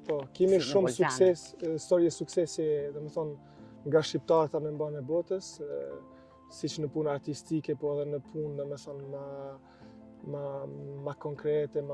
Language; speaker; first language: Albanian; early bilingual, heritage; Albanian